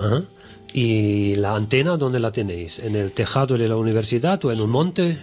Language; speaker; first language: Spanish; non-native, fluent; German